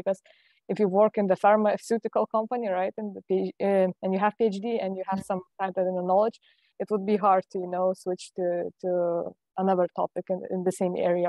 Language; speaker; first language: English; non-native, fluent; Lithuanian